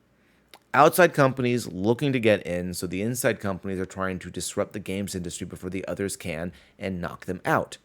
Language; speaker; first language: English; native; English